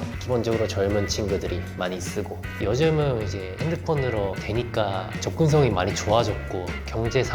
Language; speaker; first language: Korean; non-native, fluent; Japanese